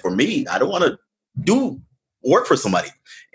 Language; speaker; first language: English; native; English